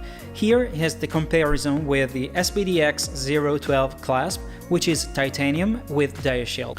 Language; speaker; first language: English; non-native, fluent; Italian